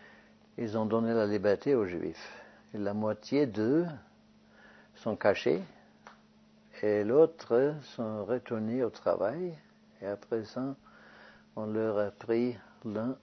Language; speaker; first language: French; non-native, fluent; Norwegian